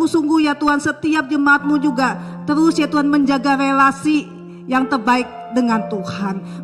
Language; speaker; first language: Malay; native; Malay